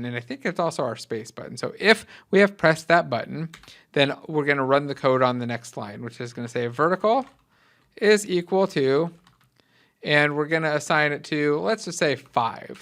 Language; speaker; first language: English; native; English